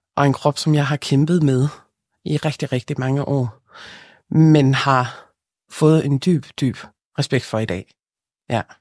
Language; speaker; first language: Danish; early bilingual, other home language; Lithuanian